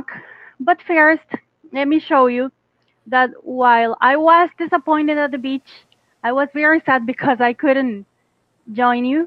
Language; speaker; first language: English; non-native, fluent; Spanish